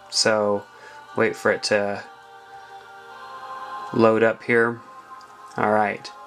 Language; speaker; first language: English; native; English